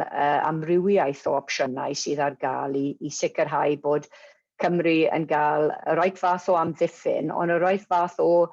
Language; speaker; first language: Welsh; non-native, local second language; English